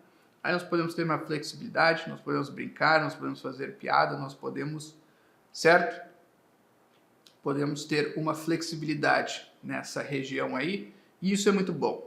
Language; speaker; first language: Portuguese; native; Portuguese